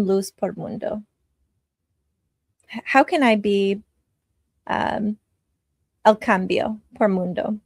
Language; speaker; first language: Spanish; non-native, learner; English